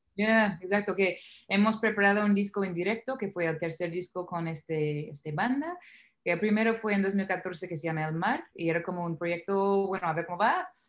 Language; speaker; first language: Spanish; non-native, fluent; English